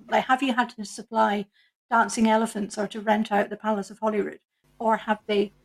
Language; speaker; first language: English; native; English